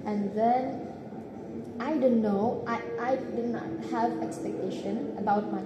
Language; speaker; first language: English; non-native, learner; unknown